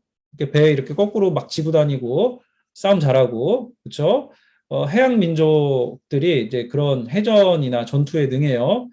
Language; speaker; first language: Korean; native; Korean